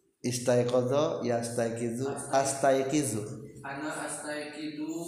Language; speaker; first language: Arabic; non-native, fluent; Indonesian